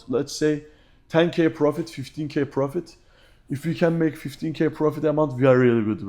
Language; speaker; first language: English; non-native, fluent; Turkish